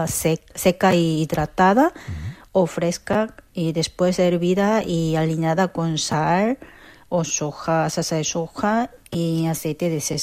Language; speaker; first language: Spanish; non-native, fluent; Korean